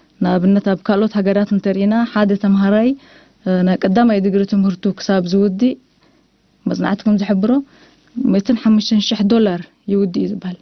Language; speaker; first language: Tigrinya; non-native, local second language; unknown